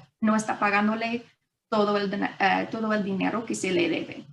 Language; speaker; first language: Spanish; non-native, fluent; English